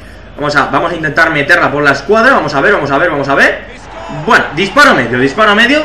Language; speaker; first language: Spanish; native; Spanish